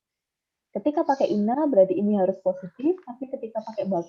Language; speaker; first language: Indonesian; native; Indonesian